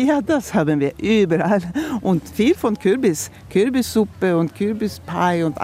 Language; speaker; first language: German; non-native, fluent; Swedish